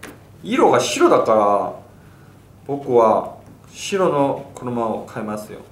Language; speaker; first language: Japanese; non-native, fluent; Korean